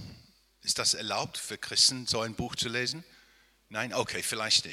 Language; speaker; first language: German; non-native, fluent; English